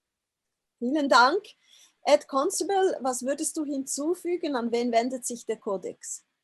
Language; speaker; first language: German; native; German